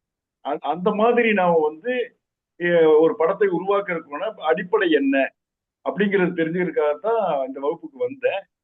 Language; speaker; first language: Tamil; native; Tamil